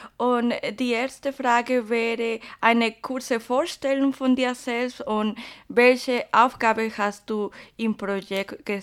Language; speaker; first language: German; non-native, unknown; Spanish